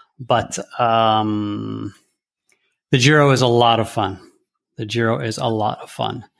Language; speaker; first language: English; early bilingual, heritage; English